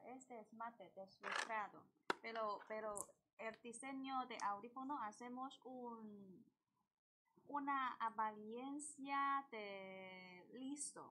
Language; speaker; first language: Spanish; non-native, learner; Chinese